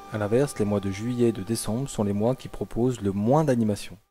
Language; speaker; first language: French; native; French